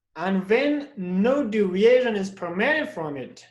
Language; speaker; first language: English; non-native, fluent; Persian